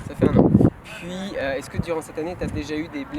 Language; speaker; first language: French; native; French